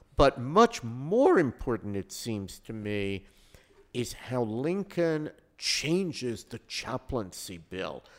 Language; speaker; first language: English; native; English